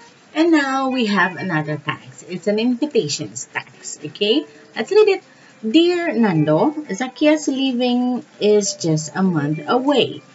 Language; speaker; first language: English; non-native, fluent; Indonesian